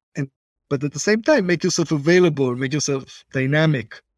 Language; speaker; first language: English; non-native, fluent; Hebrew